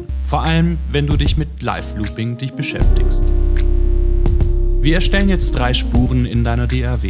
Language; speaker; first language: German; native; German